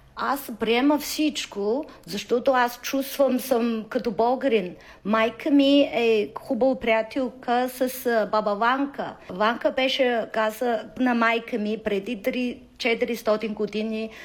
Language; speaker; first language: Bulgarian; non-native, learner; Chinese